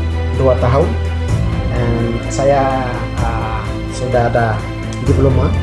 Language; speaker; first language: Indonesian; non-native, learner; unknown